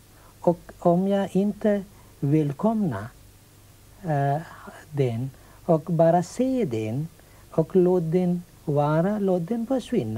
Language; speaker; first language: Swedish; non-native, fluent; Sinhala